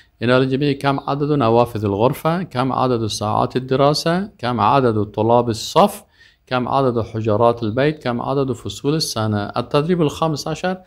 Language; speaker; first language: Arabic; non-native, fluent; Persian